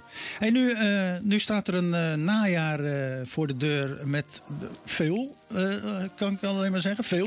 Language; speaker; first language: Dutch; native; Dutch